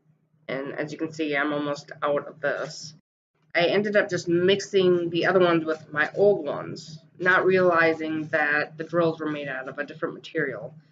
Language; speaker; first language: English; native; English